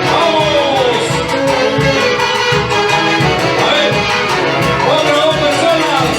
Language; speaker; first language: Spanish; native; Spanish